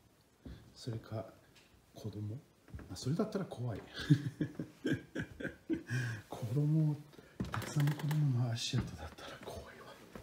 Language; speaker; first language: Japanese; non-native, fluent; French